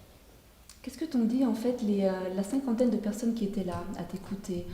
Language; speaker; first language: French; native; French